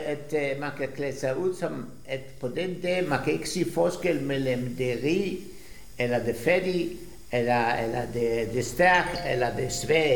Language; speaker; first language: Danish; non-native, fluent; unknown